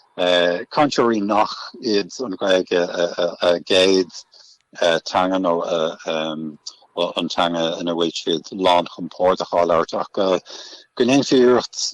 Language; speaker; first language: Irish; native; Irish